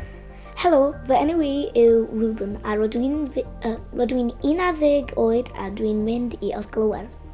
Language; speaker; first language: Welsh; non-native, local second language; English